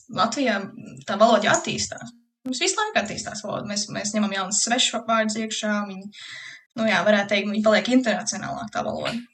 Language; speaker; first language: Latvian; early bilingual, heritage; Latvian